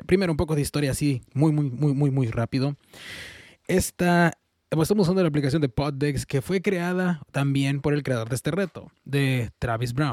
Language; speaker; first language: Spanish; early bilingual, heritage; Spanish